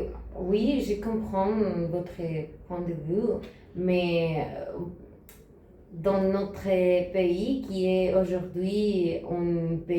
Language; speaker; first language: French; non-native, learner; Spanish